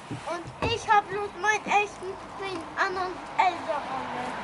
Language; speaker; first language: German; early bilingual, heritage; German